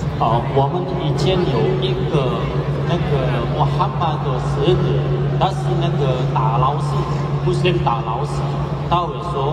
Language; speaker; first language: Chinese; non-native, learner; Indonesian